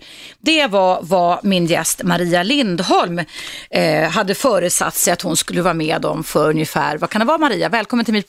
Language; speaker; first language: Swedish; native; Swedish